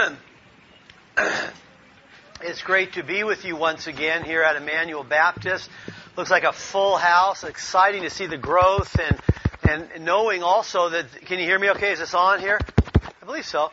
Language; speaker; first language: English; native; English